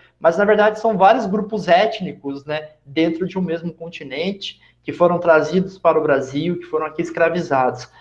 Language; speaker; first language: Portuguese; native; Portuguese